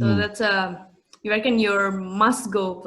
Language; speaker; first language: English; non-native, fluent; Indonesian